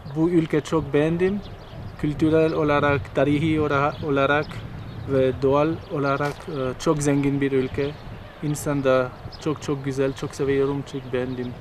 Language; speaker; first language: Turkish; non-native, learner; French